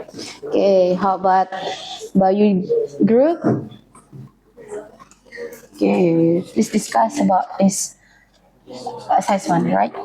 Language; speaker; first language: English; non-native, learner; Indonesian